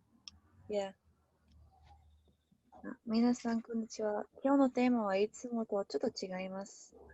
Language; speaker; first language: Japanese; non-native, learner; English